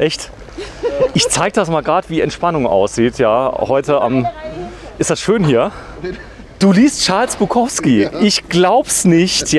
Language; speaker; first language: German; native; German